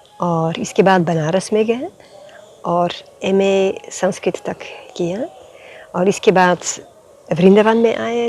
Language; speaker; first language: Hindi; non-native, fluent; Dutch